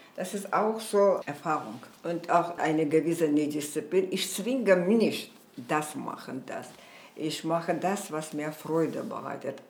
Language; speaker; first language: German; non-native, fluent; Armenian